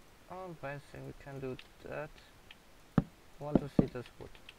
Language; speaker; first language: English; non-native, learner; German